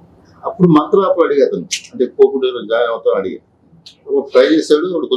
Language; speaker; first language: Telugu; native; Telugu